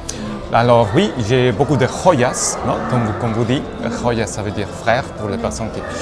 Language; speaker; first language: French; non-native, fluent; Spanish